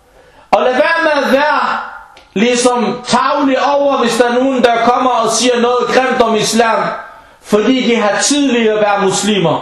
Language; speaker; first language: Danish; non-native, fluent; Arabic